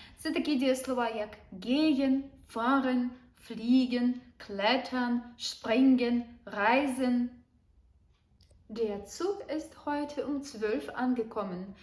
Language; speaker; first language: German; non-native, fluent; Ukrainian